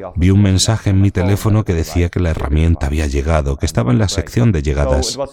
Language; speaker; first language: Spanish; non-native, fluent; Dutch